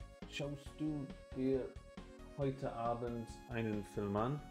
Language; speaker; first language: German; non-native, learner; English